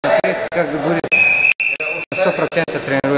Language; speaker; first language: Russian; non-native, learner; Bulgarian